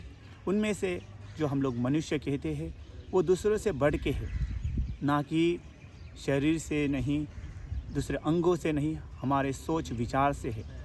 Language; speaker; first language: Hindi; non-native, local second language; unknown